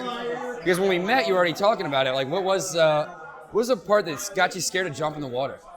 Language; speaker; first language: English; native; English